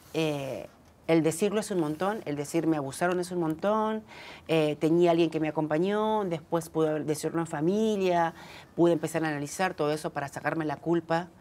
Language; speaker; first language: Spanish; native; Spanish